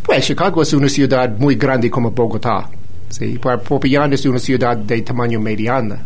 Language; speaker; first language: Spanish; non-native, fluent; English